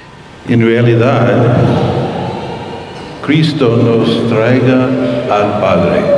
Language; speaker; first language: Spanish; non-native, fluent; English